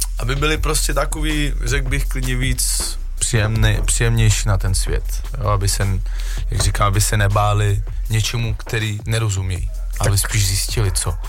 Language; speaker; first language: Czech; early bilingual, other home language; French